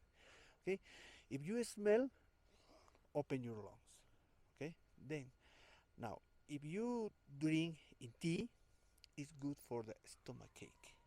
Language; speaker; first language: English; non-native, learner; Spanish